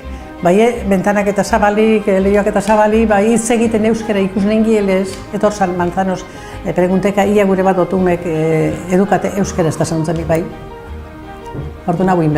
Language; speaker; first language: Basque; native; Basque